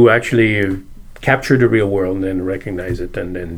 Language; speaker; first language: English; native; English